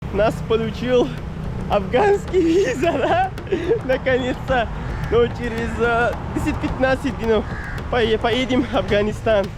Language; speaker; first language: Russian; non-native, local second language; Kyrgyz